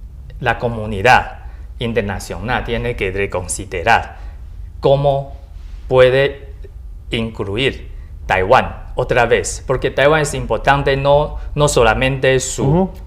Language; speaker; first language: Spanish; non-native, learner; Chinese